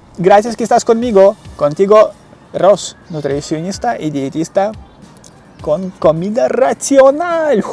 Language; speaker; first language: Spanish; non-native, learner; Ukrainian